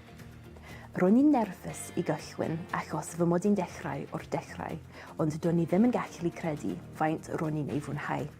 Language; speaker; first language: Welsh; non-native, learner; English